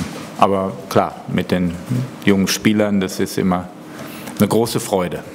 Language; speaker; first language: German; native; German